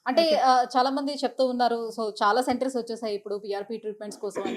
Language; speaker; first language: Telugu; native; Telugu